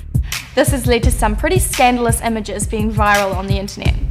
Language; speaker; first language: English; native; English